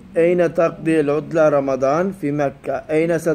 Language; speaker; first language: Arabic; non-native, fluent; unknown